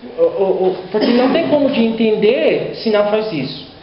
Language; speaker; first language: Portuguese; non-native, learner; English